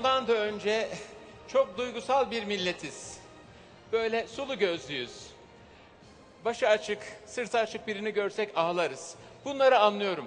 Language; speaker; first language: Turkish; native; Turkish